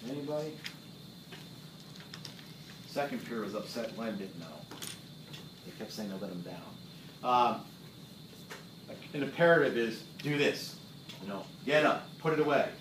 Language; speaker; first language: English; native; English